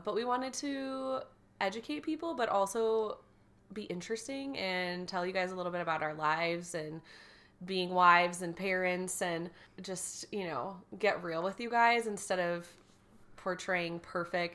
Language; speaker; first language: English; native; English